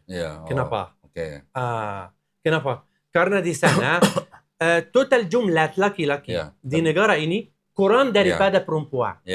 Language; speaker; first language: Indonesian; non-native, learner; Arabic